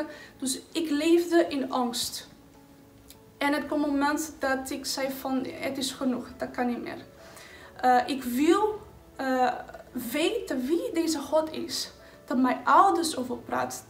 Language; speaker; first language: Dutch; non-native, fluent; Portuguese